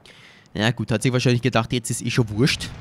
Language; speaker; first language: German; native; German